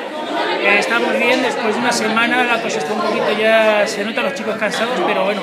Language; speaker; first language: Spanish; native; Spanish